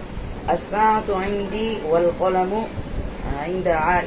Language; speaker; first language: Arabic; non-native, learner; Bangla